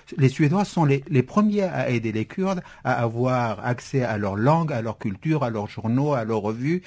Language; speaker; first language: French; non-native, fluent; Kurdish